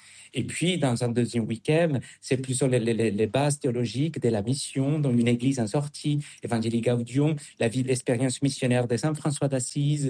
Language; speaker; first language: French; non-native, fluent; Spanish